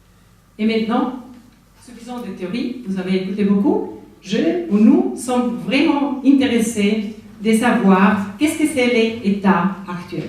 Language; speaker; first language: French; non-native, fluent; Spanish